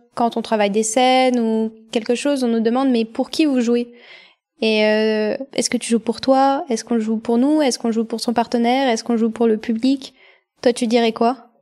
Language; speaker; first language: French; non-native, fluent; Bulgarian